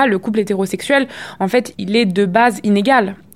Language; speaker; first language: French; native; French